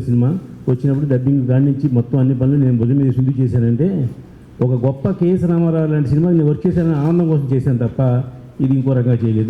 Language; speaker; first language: Telugu; native; Telugu